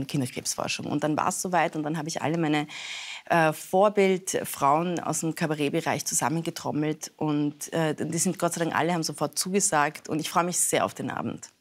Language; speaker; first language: German; early bilingual, other home language; Persian